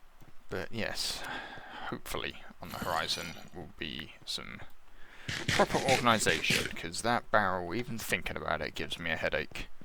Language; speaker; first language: English; native; English